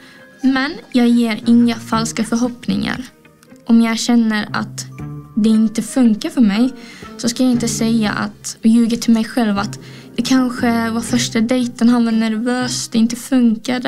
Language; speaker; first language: Swedish; early bilingual, other home language; Azerbaijani